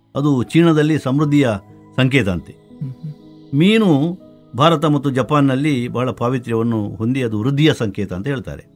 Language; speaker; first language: Kannada; non-native, local second language; Tulu